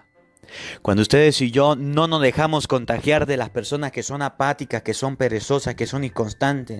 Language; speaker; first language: Spanish; native; Spanish